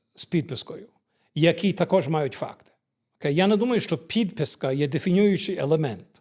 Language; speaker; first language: Ukrainian; early bilingual, heritage; Ukrainian